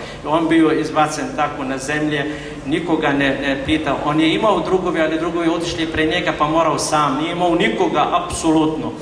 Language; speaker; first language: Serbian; non-native, fluent; Arabic